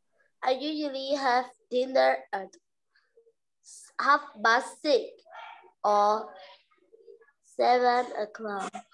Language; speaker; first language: English; non-native, learner; Vietnamese